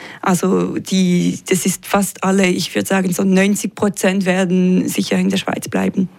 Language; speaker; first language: German; non-native, local second language; French